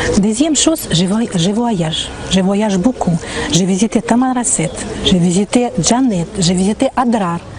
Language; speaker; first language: French; non-native, fluent; Ukrainian